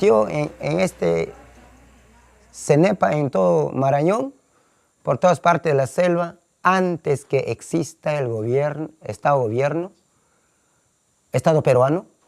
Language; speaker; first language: Spanish; non-native, local second language; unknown